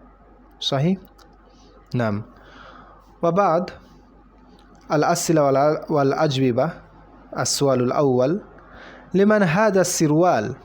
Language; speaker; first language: Arabic; non-native, fluent; Bangla